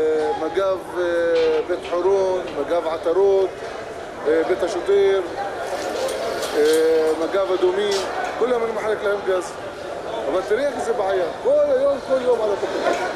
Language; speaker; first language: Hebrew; non-native, local second language; Arabic